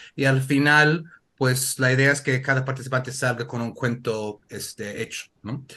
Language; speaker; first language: Spanish; non-native, fluent; English